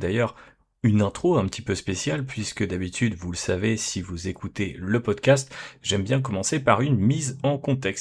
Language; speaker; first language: French; native; French